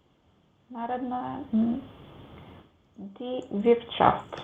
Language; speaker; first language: German; non-native, learner; Macedonian